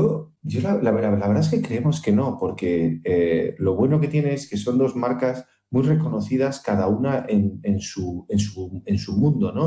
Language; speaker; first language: Spanish; native; Spanish